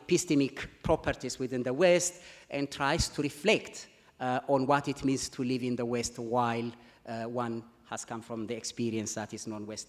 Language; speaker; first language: English; non-native, fluent; Amharic